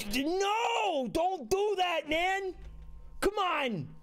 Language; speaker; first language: English; native; English